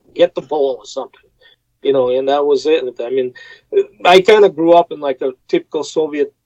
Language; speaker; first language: English; non-native, fluent; Russian